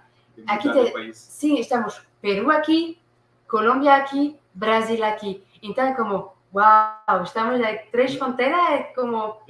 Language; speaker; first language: Portuguese; non-native, learner; French